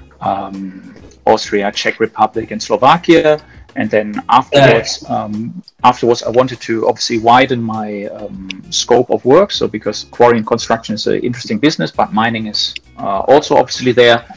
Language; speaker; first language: English; non-native, fluent; German